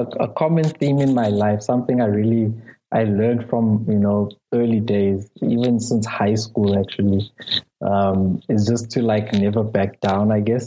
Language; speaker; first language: English; non-native, local second language; Zulu